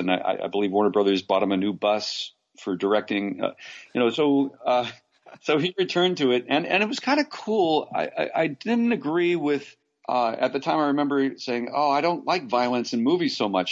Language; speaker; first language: English; native; English